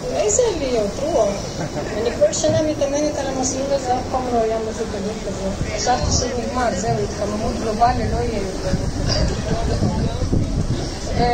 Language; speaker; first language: Hebrew; non-native, fluent; Russian